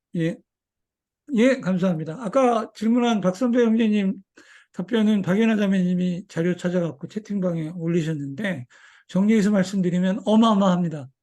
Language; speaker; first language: Korean; native; Korean